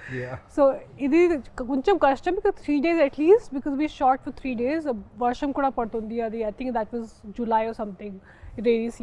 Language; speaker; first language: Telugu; non-native, local second language; Hindi